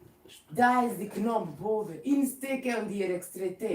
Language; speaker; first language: Dutch; non-native, learner; Kikuyu